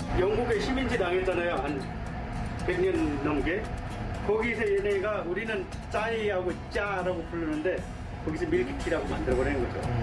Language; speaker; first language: Korean; non-native, fluent; Nepali